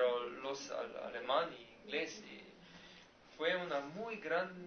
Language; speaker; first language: Spanish; non-native, learner; Slovenian